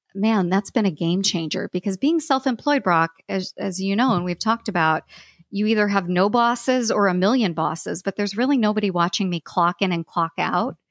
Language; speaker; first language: English; native; English